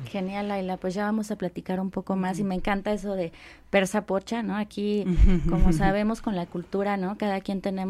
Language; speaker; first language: Spanish; native; Spanish